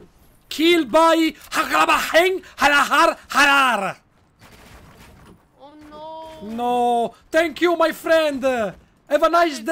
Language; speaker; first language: English; non-native, learner; Italian